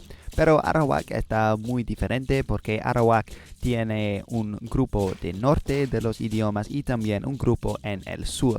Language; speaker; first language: Spanish; non-native, learner; English